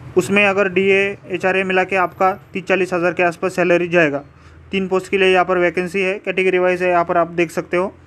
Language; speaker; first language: Hindi; non-native, local second language; Marathi